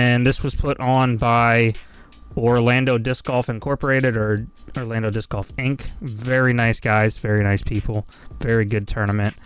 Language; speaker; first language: English; native; English